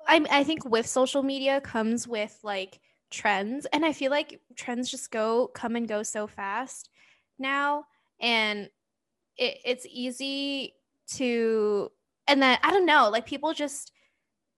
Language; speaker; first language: English; non-native, local second language; Cantonese